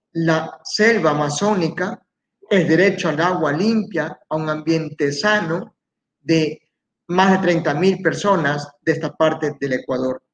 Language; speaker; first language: Spanish; native; Spanish